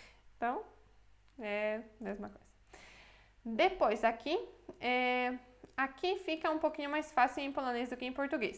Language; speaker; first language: Portuguese; non-native, fluent; Polish